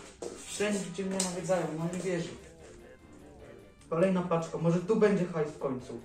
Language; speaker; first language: Polish; native; Polish